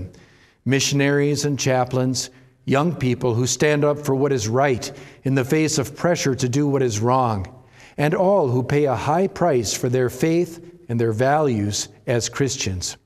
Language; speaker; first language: English; native; English